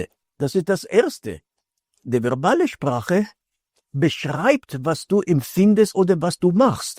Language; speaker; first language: German; non-native, fluent; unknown